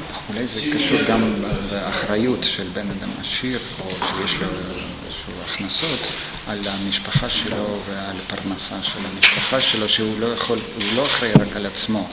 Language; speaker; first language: Hebrew; non-native, fluent; Russian